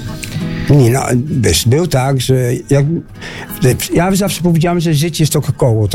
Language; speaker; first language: Polish; early bilingual, heritage; Dutch